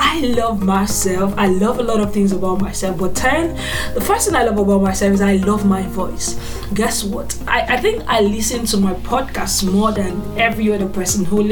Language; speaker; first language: English; non-native, local second language; Igbo